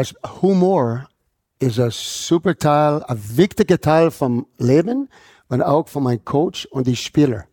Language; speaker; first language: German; non-native, fluent; English